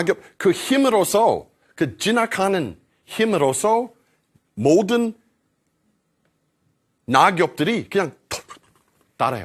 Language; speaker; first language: Korean; non-native, fluent; English